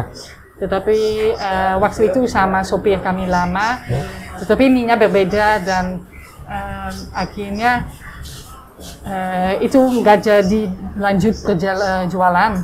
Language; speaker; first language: Indonesian; non-native, fluent; Dutch